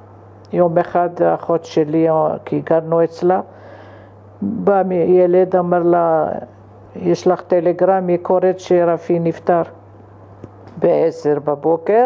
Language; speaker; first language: Hebrew; non-native, fluent; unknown